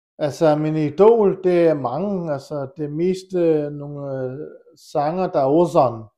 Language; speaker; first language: Danish; early bilingual, other home language; Kurdish